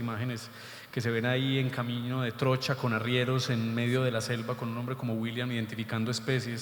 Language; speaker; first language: Spanish; native; Spanish